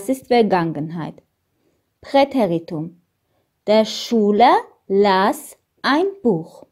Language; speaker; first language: German; non-native, fluent; Armenian